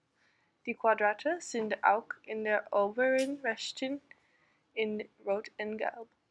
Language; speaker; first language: German; non-native, learner; English